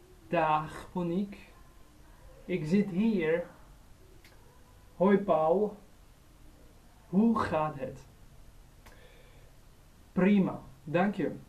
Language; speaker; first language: Dutch; non-native, learner; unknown